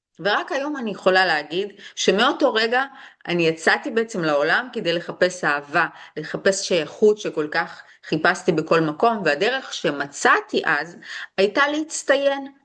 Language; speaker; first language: Hebrew; early bilingual, other home language; Russian